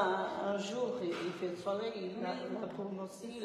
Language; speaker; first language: French; non-native, learner; Portuguese